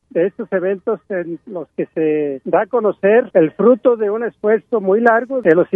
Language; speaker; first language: Spanish; native; Spanish